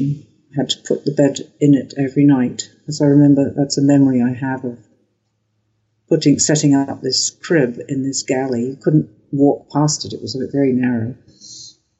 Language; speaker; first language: English; native; English